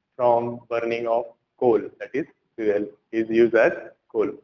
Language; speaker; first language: English; non-native, local second language; Marathi